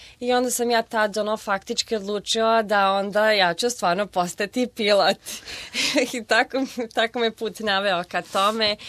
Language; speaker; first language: Serbian; early bilingual, heritage; Serbian